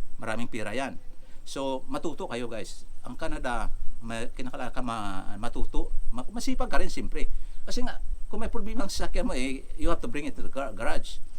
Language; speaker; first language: Filipino; native; Filipino